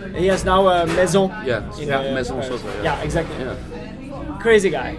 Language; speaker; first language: English; non-native, fluent; Dutch